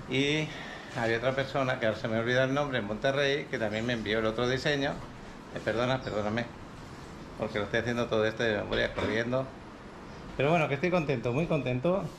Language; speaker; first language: Spanish; native; Spanish